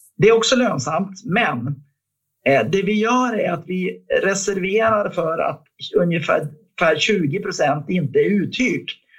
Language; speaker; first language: Swedish; native; Swedish